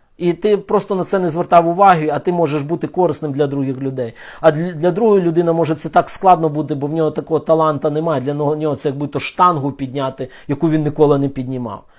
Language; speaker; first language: Ukrainian; non-native, local second language; Russian